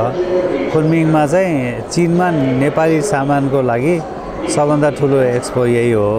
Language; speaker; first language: Nepali; native; Nepali